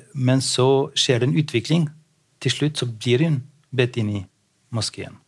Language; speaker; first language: Norwegian; non-native, fluent; Albanian